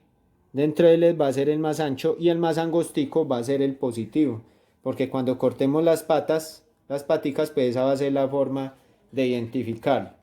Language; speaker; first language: Spanish; native; Spanish